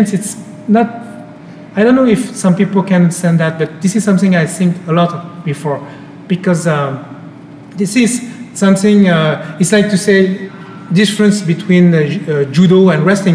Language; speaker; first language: English; non-native, fluent; French